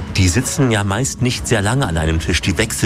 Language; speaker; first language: German; native; German